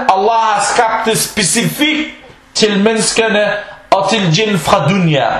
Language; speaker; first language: Danish; non-native, local second language; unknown